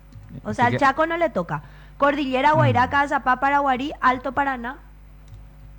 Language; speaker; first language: Spanish; native; Spanish